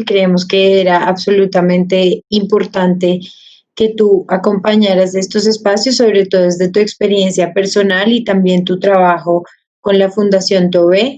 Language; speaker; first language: Spanish; native; Spanish